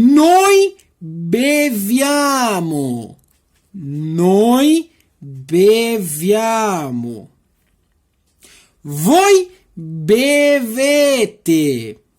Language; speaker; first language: Italian; non-native, fluent; Portuguese